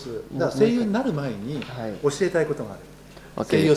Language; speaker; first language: Japanese; native; Japanese